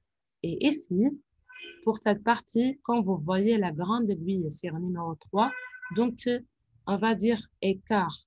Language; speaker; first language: French; non-native, fluent; Arabic